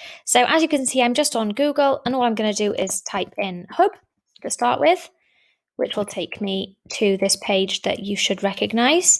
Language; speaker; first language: English; native; English